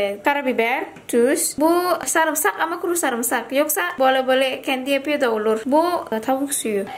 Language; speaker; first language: Turkish; non-native, learner; Indonesian